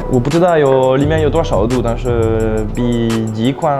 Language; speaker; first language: Chinese; non-native, learner; French